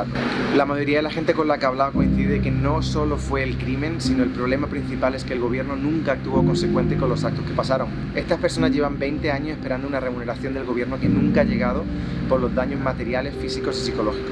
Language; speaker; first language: Spanish; native; Spanish